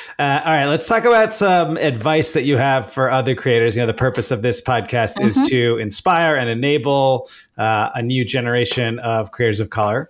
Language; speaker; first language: English; early bilingual, other home language; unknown